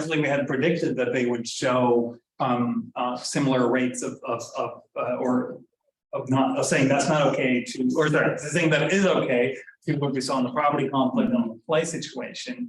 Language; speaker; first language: English; non-native, fluent; Norwegian